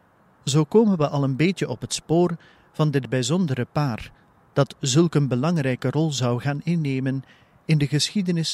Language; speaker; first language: Dutch; native; Dutch